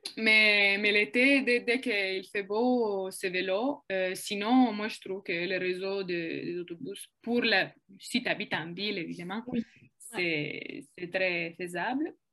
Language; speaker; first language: French; non-native, fluent; Italian